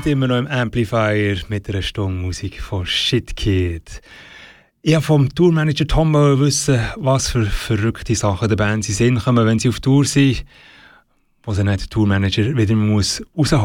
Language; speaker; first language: German; native; German